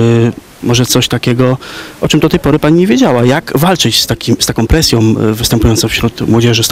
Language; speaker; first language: Polish; native; Polish